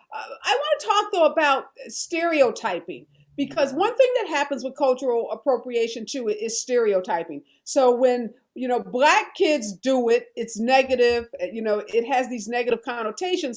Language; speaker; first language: English; native; English